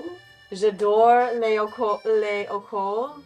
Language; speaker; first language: French; non-native, learner; English